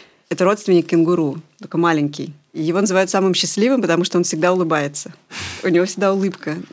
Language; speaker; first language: Russian; native; Russian